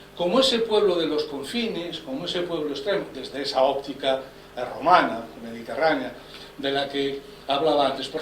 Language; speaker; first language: Spanish; non-native, local second language; Galician